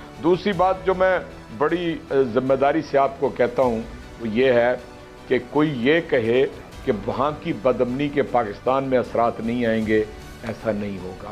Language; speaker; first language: Urdu; native; Urdu